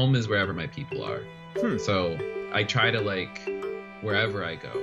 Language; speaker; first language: English; native; English